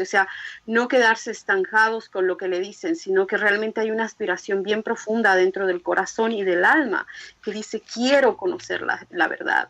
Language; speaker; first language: Spanish; native; Spanish